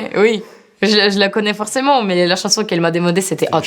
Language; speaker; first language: French; non-native, fluent; Ukrainian